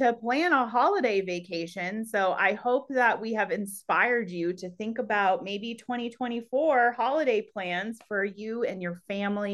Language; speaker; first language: English; native; English